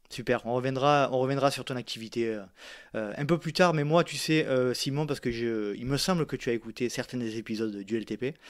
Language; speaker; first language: French; native; French